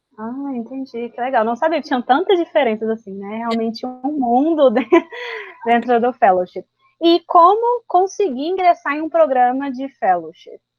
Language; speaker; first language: Portuguese; native; Portuguese